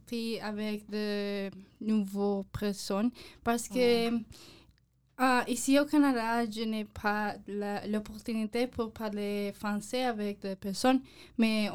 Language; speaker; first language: French; non-native, learner; English